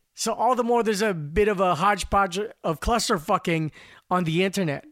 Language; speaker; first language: English; non-native, local second language; Filipino